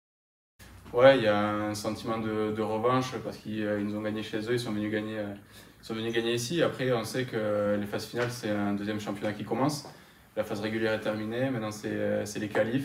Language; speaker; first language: French; native; French